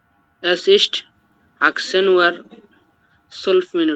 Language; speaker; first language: German; non-native, learner; Bangla